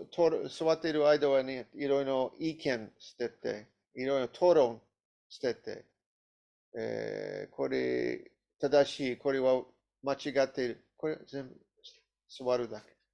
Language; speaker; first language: Japanese; non-native, learner; English